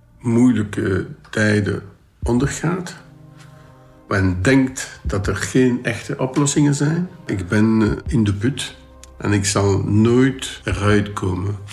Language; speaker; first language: Dutch; non-native, local second language; French